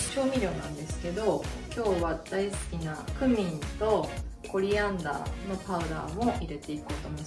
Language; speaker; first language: Japanese; native; Japanese